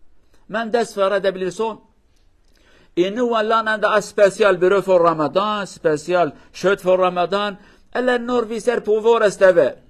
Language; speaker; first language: Norwegian; non-native, learner; Kurdish